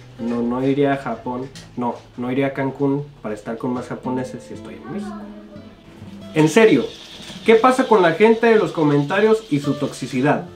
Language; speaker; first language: Spanish; native; Spanish